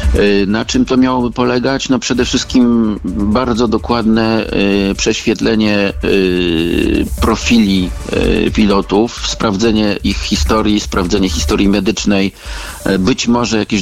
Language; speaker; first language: Polish; native; Polish